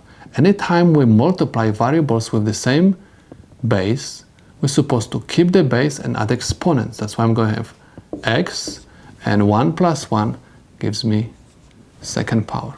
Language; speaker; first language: English; non-native, fluent; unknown